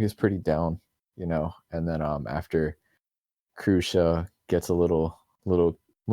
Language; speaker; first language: English; native; English